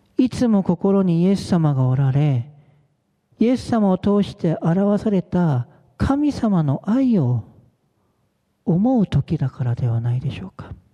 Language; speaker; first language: Japanese; non-native, fluent; Korean